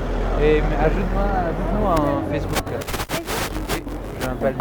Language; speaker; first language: French; non-native, learner; Italian